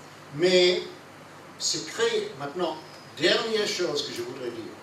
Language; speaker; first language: French; non-native, fluent; English